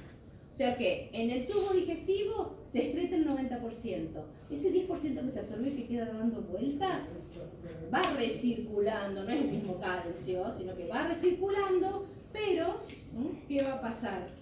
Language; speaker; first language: Spanish; native; Spanish